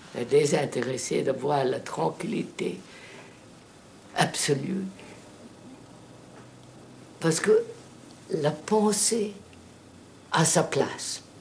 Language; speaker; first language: French; non-native, fluent; Telugu